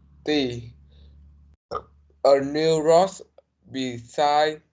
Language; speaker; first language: English; non-native, learner; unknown